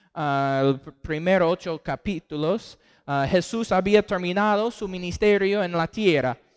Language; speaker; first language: Spanish; non-native, fluent; English